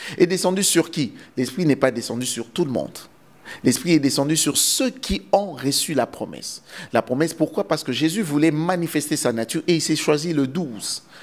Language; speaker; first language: French; non-native, local second language; Lingala